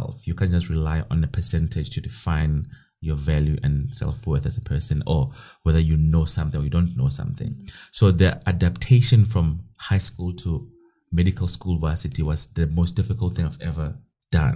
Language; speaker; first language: English; non-native, local second language; Southern Sotho